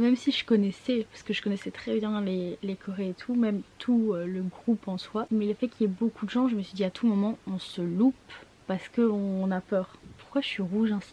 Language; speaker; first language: French; native; French